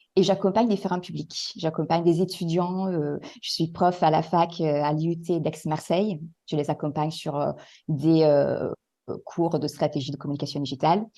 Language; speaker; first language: French; non-native, fluent; Italian